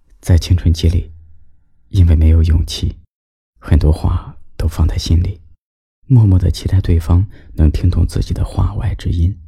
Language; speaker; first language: Chinese; native; Chinese